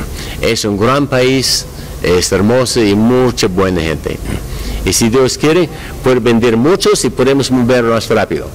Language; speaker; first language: Spanish; non-native, learner; English